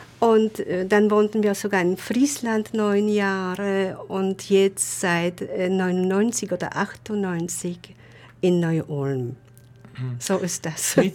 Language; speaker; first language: German; non-native, fluent; Polish